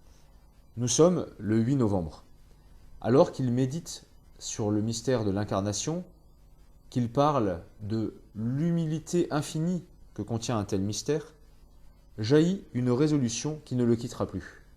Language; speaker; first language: French; native; French